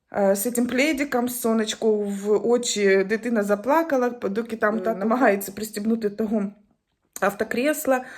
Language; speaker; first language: Ukrainian; native; Ukrainian